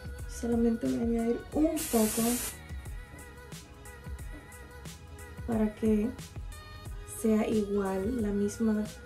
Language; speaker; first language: Spanish; early bilingual, heritage; Spanish